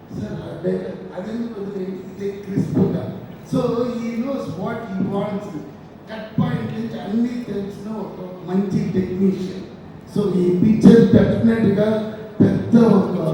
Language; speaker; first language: Telugu; non-native, fluent; Tamil